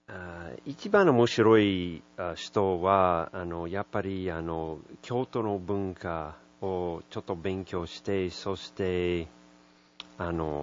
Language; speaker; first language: Japanese; non-native, learner; English